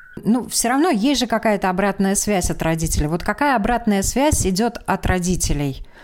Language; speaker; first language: Russian; native; Russian